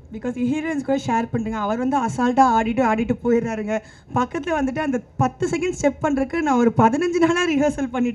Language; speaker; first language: Tamil; native; Tamil